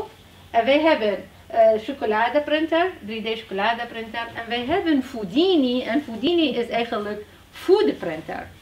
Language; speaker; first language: Dutch; non-native, learner; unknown